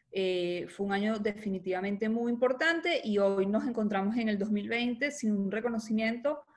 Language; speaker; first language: Spanish; native; Spanish